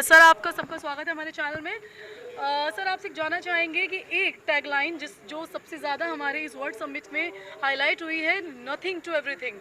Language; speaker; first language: Hindi; native; Hindi